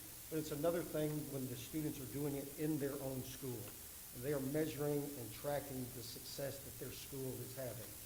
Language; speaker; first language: English; native; English